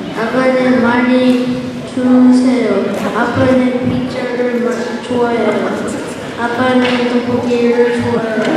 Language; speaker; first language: Korean; early bilingual, heritage; Korean